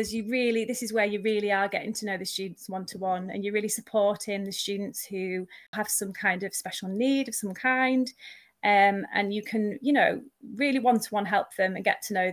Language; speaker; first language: English; native; English